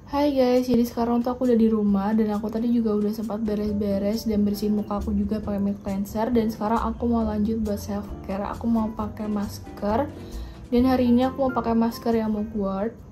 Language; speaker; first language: Indonesian; native; Indonesian